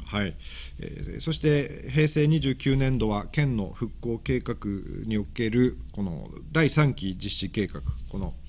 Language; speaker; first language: Japanese; native; Japanese